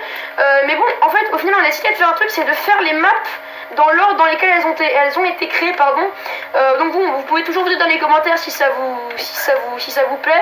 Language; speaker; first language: French; native; French